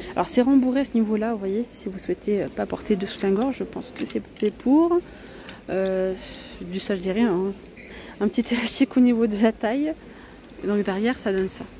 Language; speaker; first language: French; native; French